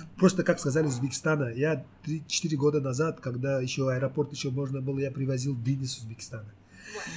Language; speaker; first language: Russian; non-native, local second language; Tajik